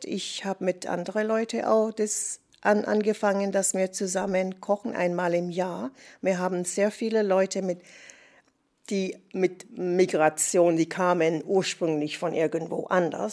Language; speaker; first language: German; non-native, fluent; English